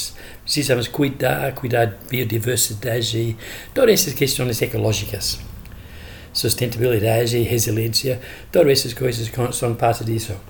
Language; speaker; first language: Portuguese; non-native, fluent; English